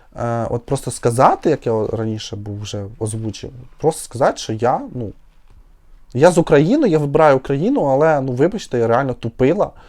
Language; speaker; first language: Ukrainian; non-native, local second language; Russian